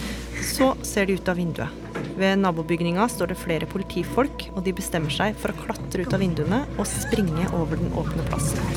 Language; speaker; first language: Norwegian; native; Norwegian